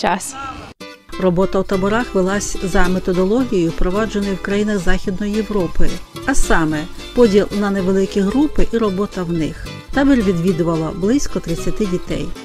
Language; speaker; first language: Ukrainian; native; Ukrainian